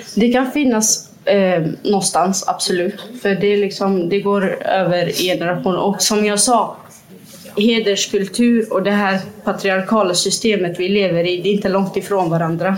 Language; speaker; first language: Swedish; non-native, fluent; Kurdish